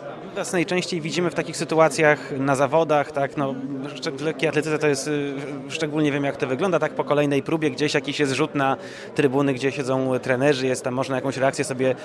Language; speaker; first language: Polish; native; Polish